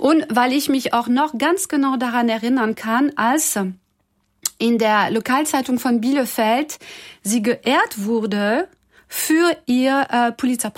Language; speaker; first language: German; non-native, fluent; French